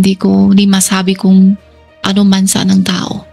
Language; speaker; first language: Filipino; non-native, learner; Chinese